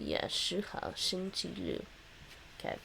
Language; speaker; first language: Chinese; non-native, learner; Cantonese